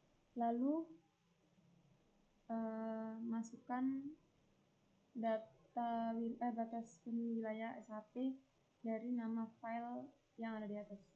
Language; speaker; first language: Indonesian; native; Indonesian